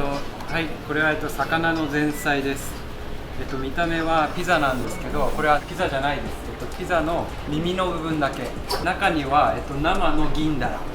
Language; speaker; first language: Japanese; non-native, fluent; Italian